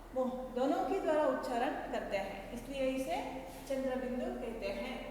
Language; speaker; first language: Hindi; non-native, local second language; Kannada